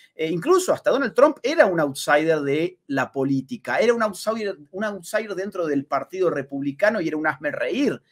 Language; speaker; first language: Spanish; native; Spanish